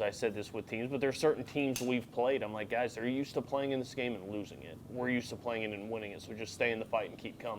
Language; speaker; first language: English; native; English